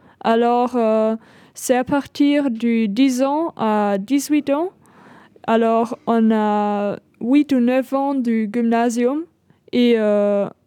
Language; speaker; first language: French; non-native, fluent; German